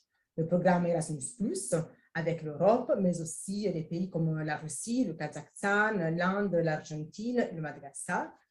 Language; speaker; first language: French; non-native, fluent; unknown